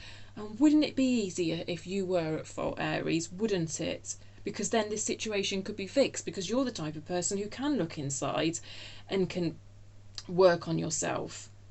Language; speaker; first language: English; native; English